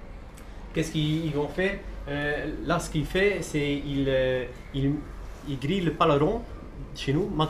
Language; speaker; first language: French; non-native, local second language; Dutch